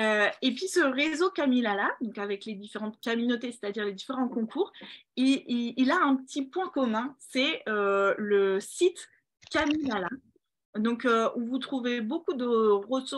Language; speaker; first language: French; native; French